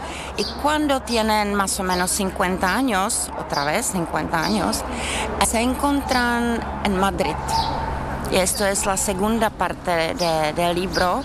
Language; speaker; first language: Spanish; non-native, fluent; Czech